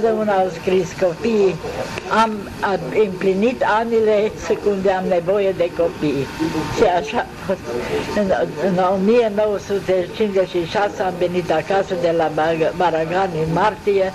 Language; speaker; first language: Romanian; non-native, local second language; German